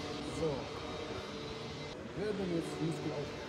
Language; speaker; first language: German; non-native, learner; Chechen